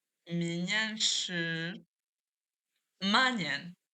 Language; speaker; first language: Chinese; non-native, learner; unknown